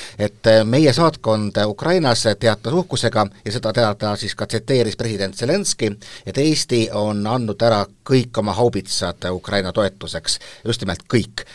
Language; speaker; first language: Estonian; native; Estonian